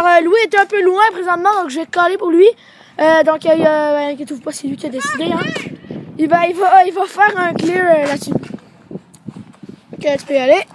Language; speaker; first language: French; native; French